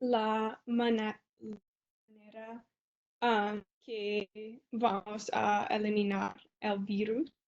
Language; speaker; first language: Spanish; non-native, learner; English